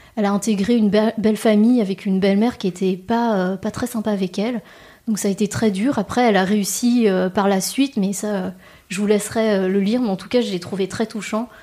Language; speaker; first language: French; native; French